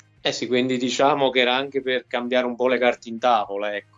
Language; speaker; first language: Italian; native; Italian